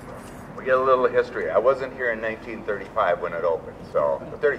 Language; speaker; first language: English; native; English